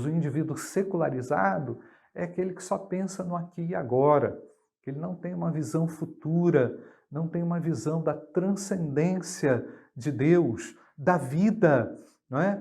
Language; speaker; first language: Portuguese; native; Portuguese